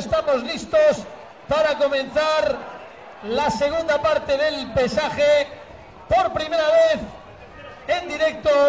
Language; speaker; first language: Spanish; native; Spanish